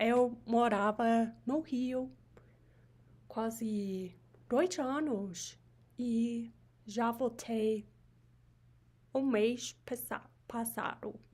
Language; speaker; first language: Portuguese; non-native, learner; English